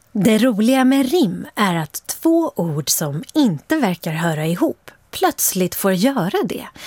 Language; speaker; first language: Swedish; native; Swedish